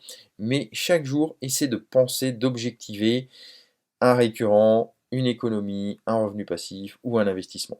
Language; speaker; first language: French; native; French